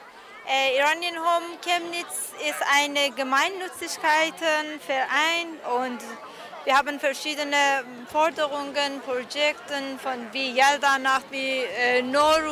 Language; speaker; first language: German; non-native, learner; Persian